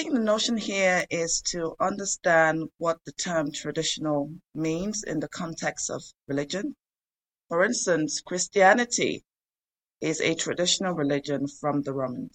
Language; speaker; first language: English; non-native, local second language; Yoruba